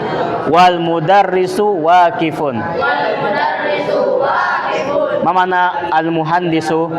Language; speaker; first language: Arabic; non-native, fluent; Indonesian